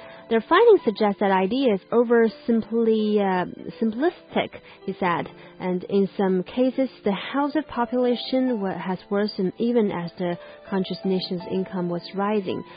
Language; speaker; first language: English; non-native, fluent; Chinese